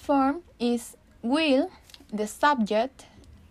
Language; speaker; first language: English; non-native, learner; Spanish